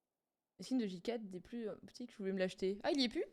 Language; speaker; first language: French; native; French